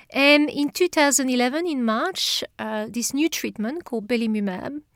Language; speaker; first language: English; non-native, fluent; French